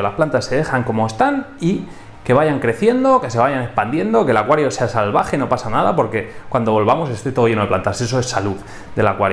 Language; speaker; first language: Spanish; native; Spanish